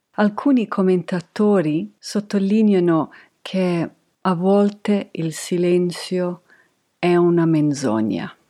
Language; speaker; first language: Italian; non-native, fluent; English